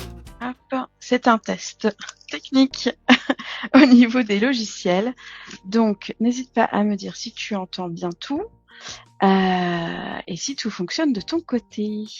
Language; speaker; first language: French; native; French